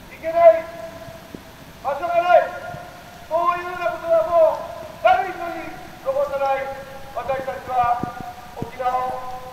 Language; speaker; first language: Japanese; native; Japanese